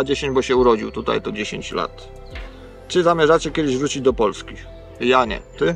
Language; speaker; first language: Polish; native; Polish